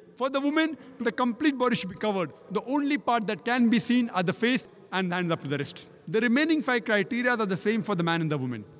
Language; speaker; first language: English; non-native, local second language; Konkani